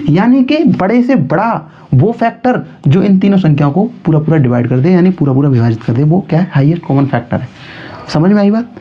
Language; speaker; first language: Hindi; native; Hindi